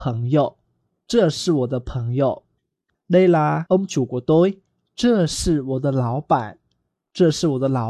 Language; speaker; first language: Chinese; non-native, fluent; Vietnamese